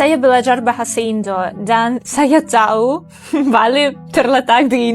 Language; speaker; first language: Indonesian; non-native, learner; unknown